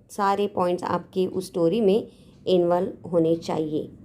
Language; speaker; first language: Hindi; non-native, local second language; Marathi